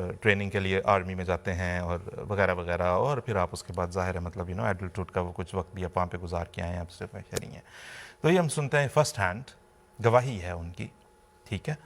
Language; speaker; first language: Urdu; native; Urdu